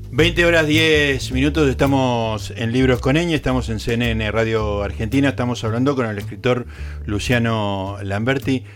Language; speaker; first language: Spanish; native; Spanish